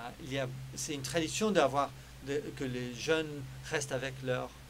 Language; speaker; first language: French; early bilingual, heritage; French